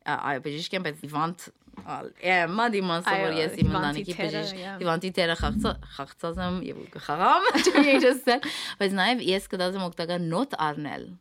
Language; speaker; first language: Armenian; early bilingual, heritage; Armenian